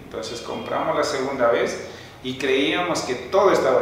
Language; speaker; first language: Spanish; native; Spanish